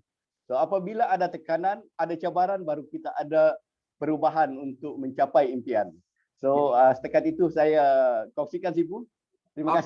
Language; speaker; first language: Malay; native; Malay